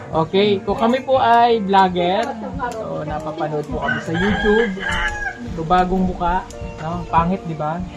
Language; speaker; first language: Filipino; native; Filipino